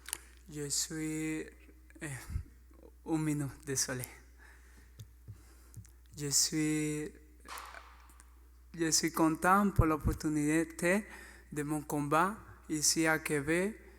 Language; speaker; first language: French; non-native, learner; Spanish